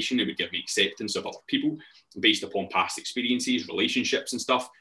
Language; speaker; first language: English; native; English